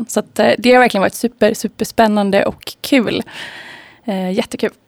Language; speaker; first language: Swedish; native; Swedish